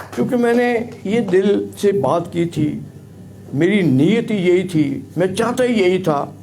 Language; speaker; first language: Urdu; non-native, local second language; Punjabi